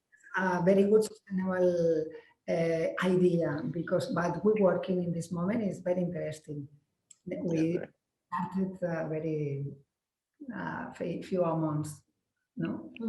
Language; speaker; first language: English; non-native, learner; Spanish